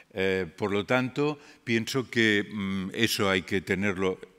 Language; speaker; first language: Spanish; non-native, local second language; Catalan